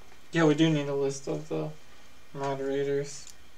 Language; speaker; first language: English; early bilingual, other home language; Spanish